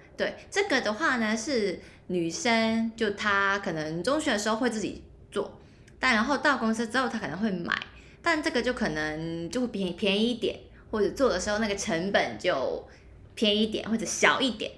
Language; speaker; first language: Chinese; non-native, local second language; Cantonese